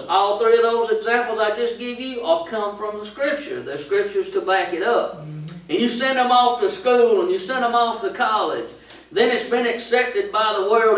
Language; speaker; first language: English; native; English